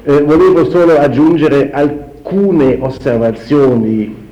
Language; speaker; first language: Italian; non-native, fluent; German